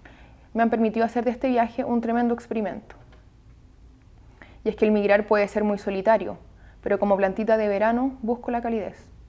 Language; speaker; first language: Spanish; native; Spanish